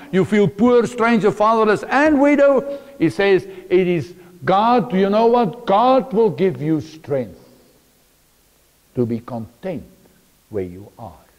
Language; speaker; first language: English; non-native, local second language; Afrikaans